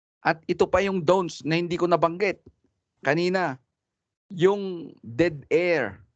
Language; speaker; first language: Filipino; non-native, local second language; Cebuano